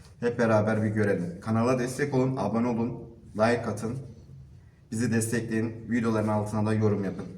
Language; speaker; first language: Turkish; native; Turkish